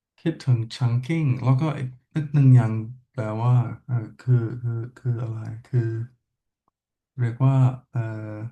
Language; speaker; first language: Thai; non-native, learner; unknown